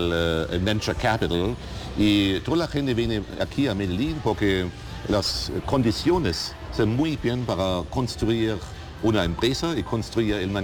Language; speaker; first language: Spanish; non-native, learner; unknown